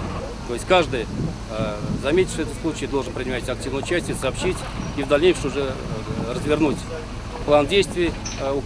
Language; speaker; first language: Russian; native; Russian